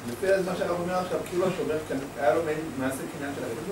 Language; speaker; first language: Hebrew; native; Hebrew